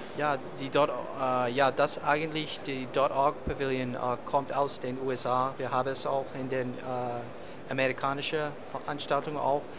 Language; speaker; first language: German; non-native, learner; English